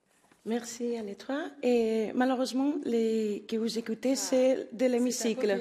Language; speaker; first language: French; non-native, learner; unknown